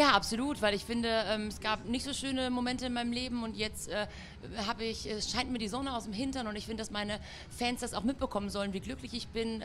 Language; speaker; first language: German; native; German